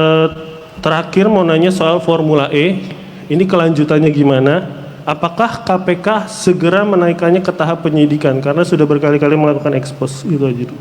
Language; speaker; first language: Indonesian; native; Indonesian